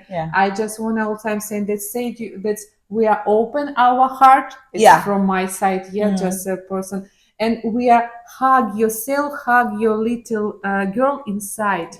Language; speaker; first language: English; non-native, learner; Ukrainian